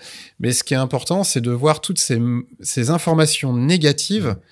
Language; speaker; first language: French; native; French